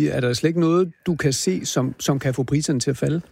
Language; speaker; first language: Danish; native; Danish